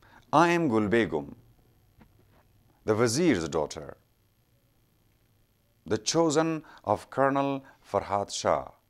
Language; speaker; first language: English; non-native, local second language; Persian